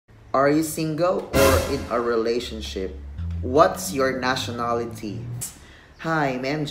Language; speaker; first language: English; non-native, local second language; Filipino